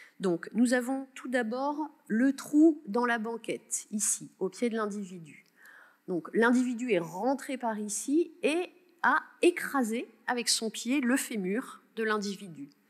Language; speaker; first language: French; native; French